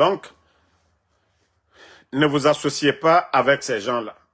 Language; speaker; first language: French; non-native, local second language; Mandingo